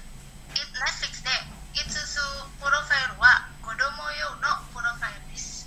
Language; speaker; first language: Japanese; non-native, learner; Indonesian